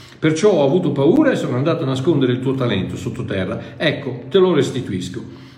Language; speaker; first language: Italian; non-native, fluent; English